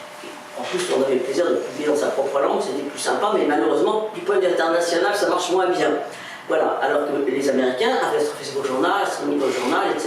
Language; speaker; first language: French; native; French